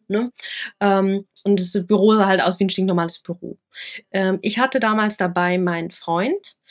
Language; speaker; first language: German; early bilingual, other home language; Vietnamese